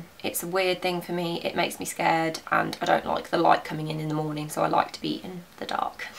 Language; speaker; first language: English; native; English